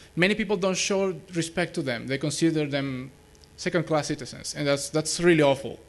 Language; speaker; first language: English; non-native, fluent; Spanish